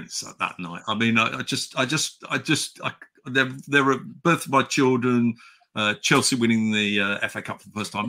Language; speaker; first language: English; native; English